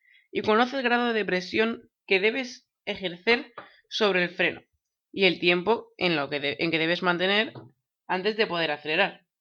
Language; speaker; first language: Spanish; native; Spanish